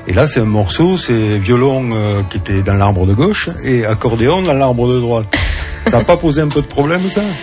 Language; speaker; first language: French; native; French